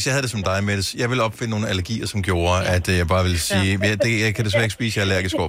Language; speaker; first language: Danish; native; Danish